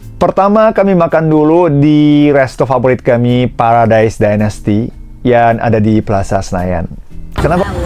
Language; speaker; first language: Indonesian; non-native, fluent; Japanese